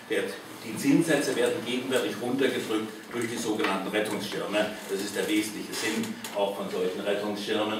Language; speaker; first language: German; native; German